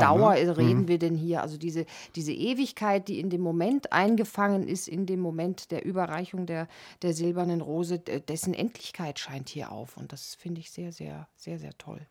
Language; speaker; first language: German; native; German